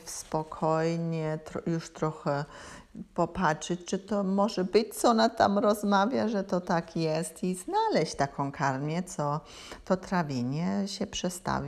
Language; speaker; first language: Polish; non-native, learner; German